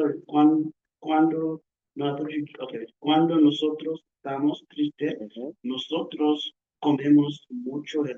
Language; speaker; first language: Spanish; non-native, learner; English